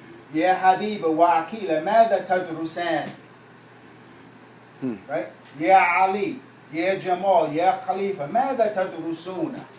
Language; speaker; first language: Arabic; non-native, fluent; English